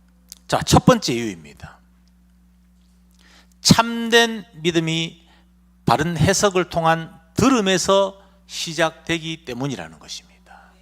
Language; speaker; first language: Korean; native; Korean